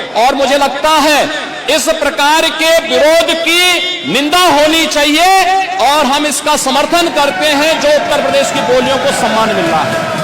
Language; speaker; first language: Hindi; native; Hindi